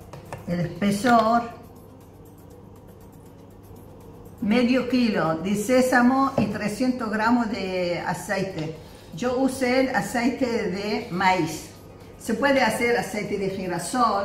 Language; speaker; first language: Spanish; non-native, fluent; Arabic